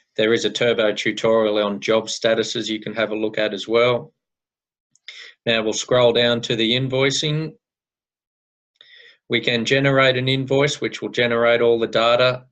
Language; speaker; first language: English; native; English